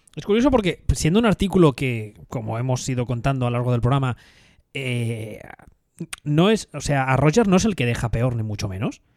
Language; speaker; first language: Spanish; native; Spanish